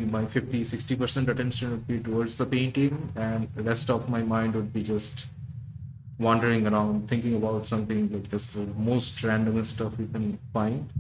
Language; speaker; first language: English; non-native, local second language; Bangla